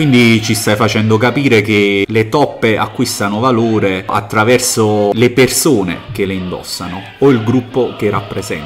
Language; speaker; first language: Italian; native; Italian